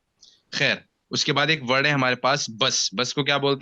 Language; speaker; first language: Hindi; native; Hindi